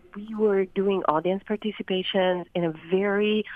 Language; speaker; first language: English; non-native, fluent; Italian